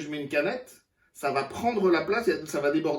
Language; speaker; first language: French; native; French